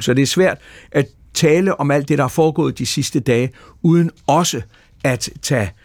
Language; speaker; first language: Danish; native; Danish